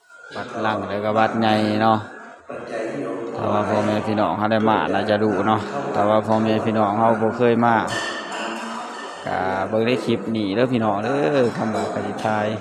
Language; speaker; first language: Thai; non-native, local second language; Northeastern Thai